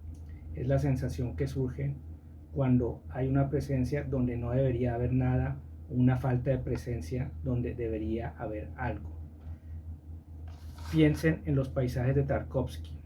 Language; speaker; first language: Spanish; native; Spanish